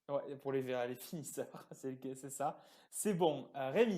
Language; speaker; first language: French; native; French